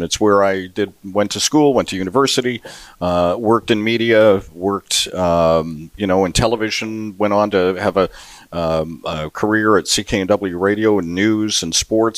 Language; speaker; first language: English; native; English